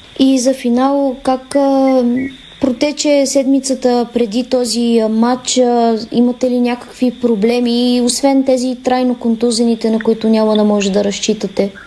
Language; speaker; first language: Bulgarian; native; Bulgarian